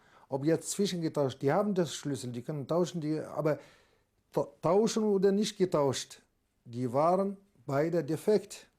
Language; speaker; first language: German; non-native, learner; Arabic